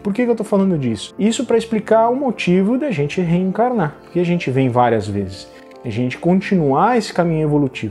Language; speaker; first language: Portuguese; native; Portuguese